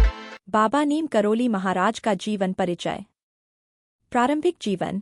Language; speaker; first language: Hindi; native; Hindi